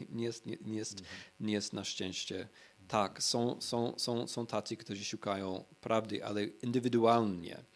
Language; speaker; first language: Polish; non-native, fluent; English